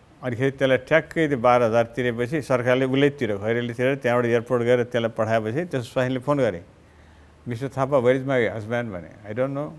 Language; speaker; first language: Nepali; native; Nepali